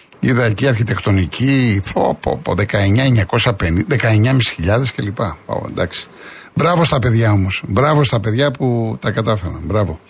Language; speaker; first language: Greek; native; Greek